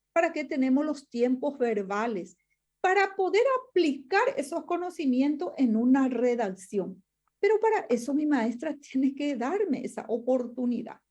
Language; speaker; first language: Spanish; non-native, local second language; Guarani